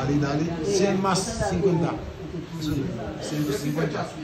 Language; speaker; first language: Spanish; non-native, fluent; Haitian Creole